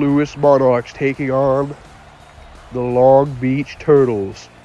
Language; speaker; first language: English; native; English